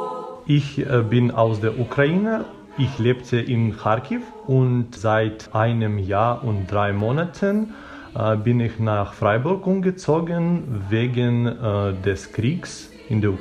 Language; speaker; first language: German; non-native, learner; Ukrainian